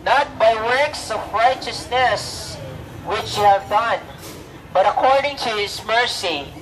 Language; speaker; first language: English; non-native, local second language; Filipino